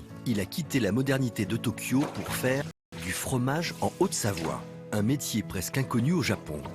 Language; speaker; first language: French; native; French